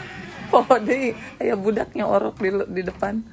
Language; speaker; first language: Indonesian; native; Indonesian